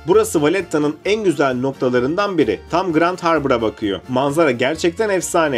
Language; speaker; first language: Turkish; native; Turkish